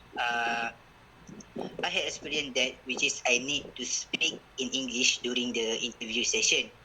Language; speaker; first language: English; non-native, local second language; Malay